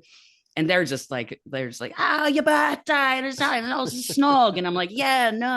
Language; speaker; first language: English; native; English